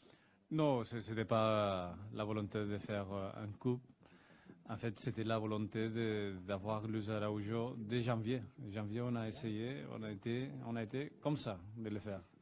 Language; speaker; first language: French; non-native, fluent; Spanish